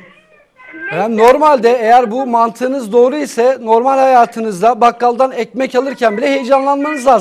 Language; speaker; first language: Turkish; native; Turkish